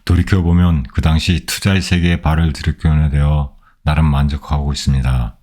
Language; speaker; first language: Korean; native; Korean